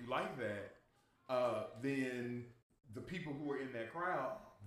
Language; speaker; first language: English; native; English